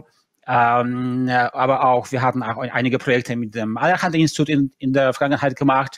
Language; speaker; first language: German; non-native, fluent; Polish